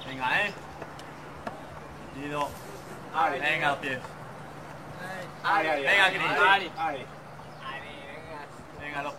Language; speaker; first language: Spanish; native; Spanish